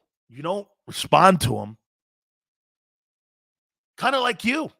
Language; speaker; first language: English; native; English